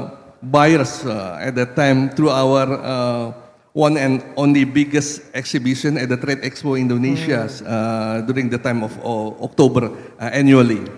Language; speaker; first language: English; non-native, fluent; Indonesian